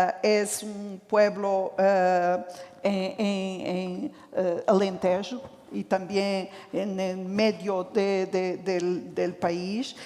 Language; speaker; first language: Spanish; non-native, fluent; Portuguese